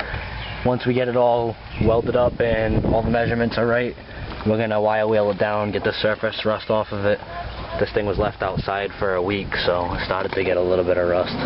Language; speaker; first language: English; native; English